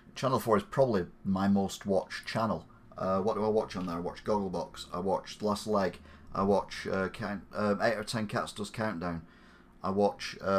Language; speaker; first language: English; native; English